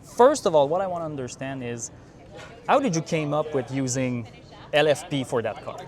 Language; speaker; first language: English; non-native, fluent; French